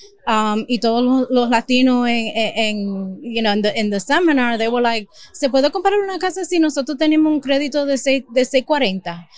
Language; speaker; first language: Spanish; early bilingual, heritage; Spanish